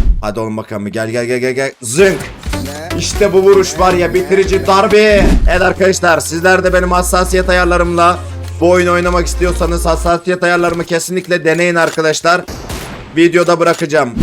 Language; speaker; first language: Turkish; native; Turkish